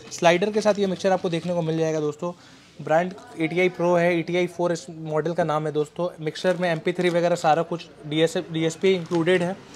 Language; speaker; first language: Hindi; native; Hindi